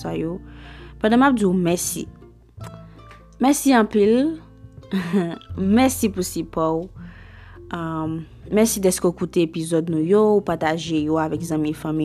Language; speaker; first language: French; non-native, local second language; Haitian Creole